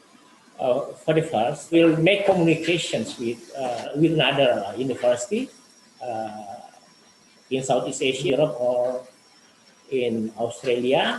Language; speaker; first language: English; non-native, learner; Indonesian